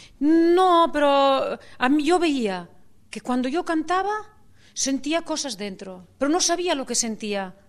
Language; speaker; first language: Spanish; non-native, local second language; Catalan